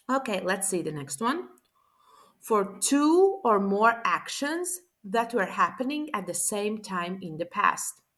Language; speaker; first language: English; non-native, fluent; Latvian